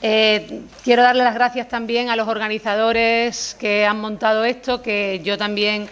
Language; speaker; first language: Spanish; native; Spanish